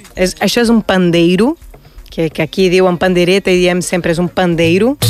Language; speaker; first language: Catalan; non-native, fluent; Portuguese